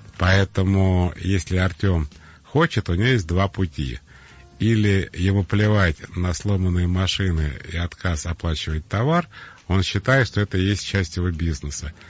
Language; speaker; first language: Russian; native; Russian